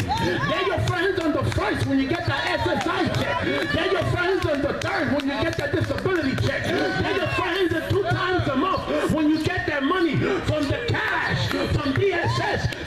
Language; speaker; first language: English; early bilingual, other home language; Spanish